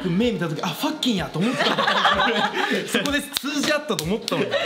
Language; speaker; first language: Japanese; native; Japanese